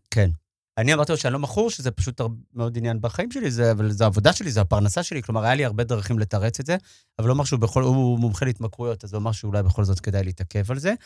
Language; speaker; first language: Hebrew; native; Hebrew